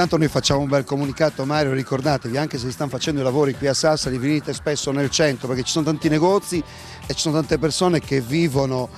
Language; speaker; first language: Italian; native; Italian